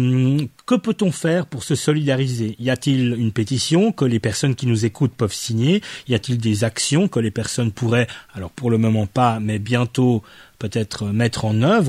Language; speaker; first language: French; native; French